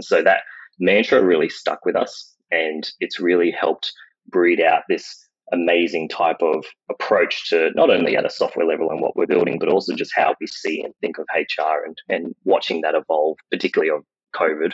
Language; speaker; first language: English; native; English